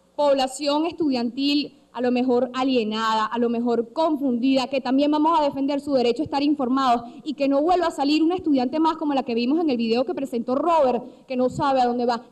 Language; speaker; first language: Spanish; native; Spanish